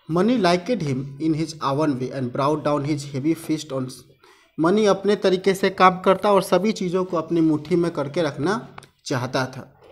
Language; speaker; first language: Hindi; native; Hindi